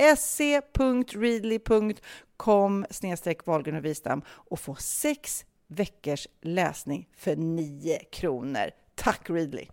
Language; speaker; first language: Swedish; native; Swedish